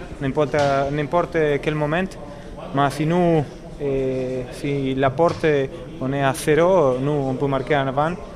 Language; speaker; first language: French; non-native, learner; Spanish